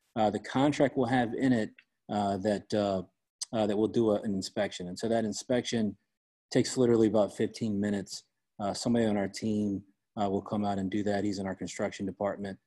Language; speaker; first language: English; native; English